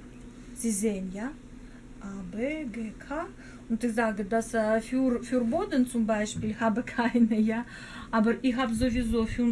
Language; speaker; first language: German; non-native, learner; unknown